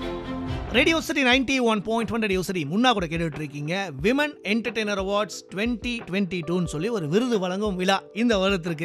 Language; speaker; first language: Tamil; native; Tamil